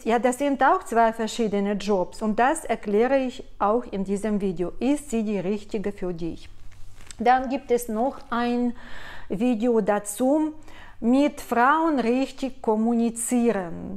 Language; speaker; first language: German; non-native, fluent; Russian